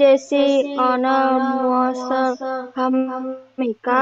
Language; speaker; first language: Korean; non-native, learner; Indonesian